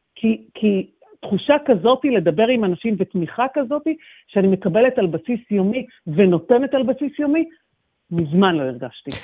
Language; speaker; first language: Hebrew; native; Hebrew